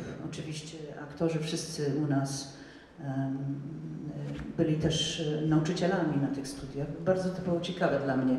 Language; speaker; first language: Polish; non-native, fluent; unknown